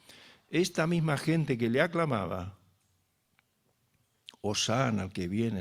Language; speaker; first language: Spanish; native; Spanish